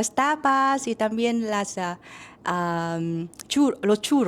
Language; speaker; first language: Spanish; non-native, learner; Vietnamese